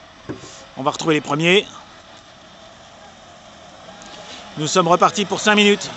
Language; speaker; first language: French; native; French